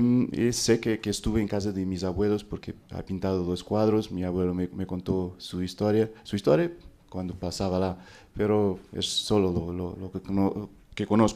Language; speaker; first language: Spanish; non-native, fluent; Portuguese